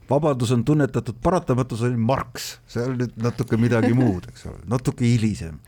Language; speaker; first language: Estonian; native; Estonian